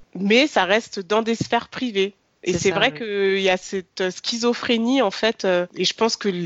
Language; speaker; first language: French; native; French